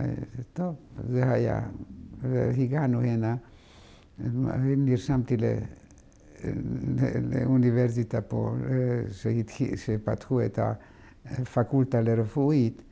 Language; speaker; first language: Hebrew; non-native, fluent; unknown